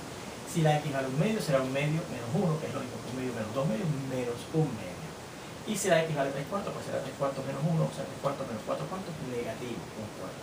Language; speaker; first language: Spanish; native; Spanish